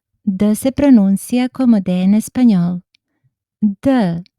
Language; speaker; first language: Spanish; non-native, fluent; Serbian